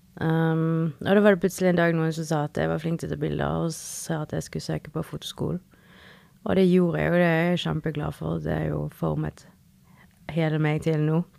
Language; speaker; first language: Norwegian; early bilingual, other home language; Spanish